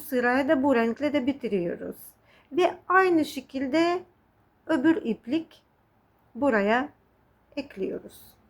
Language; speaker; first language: Turkish; non-native, fluent; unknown